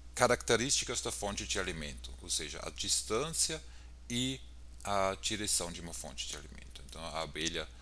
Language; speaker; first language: Portuguese; non-native, fluent; German